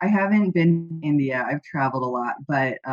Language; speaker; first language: English; native; English